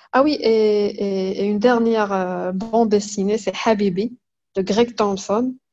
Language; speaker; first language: French; non-native, local second language; Arabic